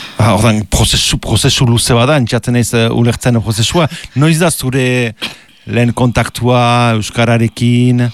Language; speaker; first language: Basque; native; Basque